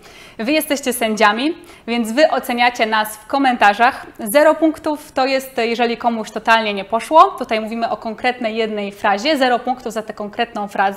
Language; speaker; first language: Polish; native; Polish